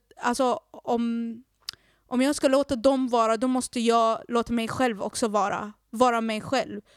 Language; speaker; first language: Swedish; early bilingual, other home language; Arabic